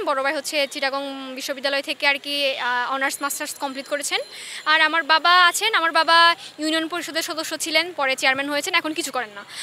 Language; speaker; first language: Bangla; non-native, local second language; Chakma